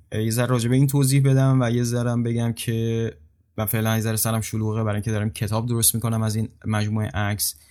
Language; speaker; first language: Persian; native; Persian